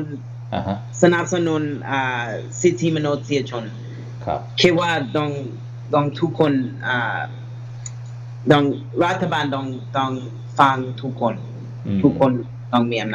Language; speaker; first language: Thai; non-native, learner; English